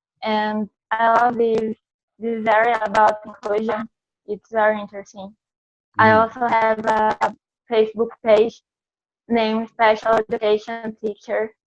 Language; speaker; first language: English; non-native, fluent; Portuguese